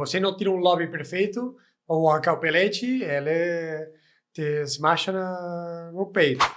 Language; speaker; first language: Portuguese; non-native, fluent; Spanish